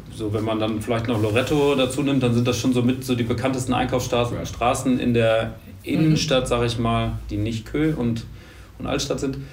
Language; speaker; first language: German; native; German